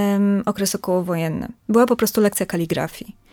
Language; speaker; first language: Polish; native; Polish